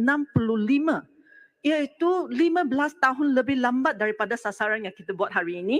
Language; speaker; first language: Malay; non-native, local second language; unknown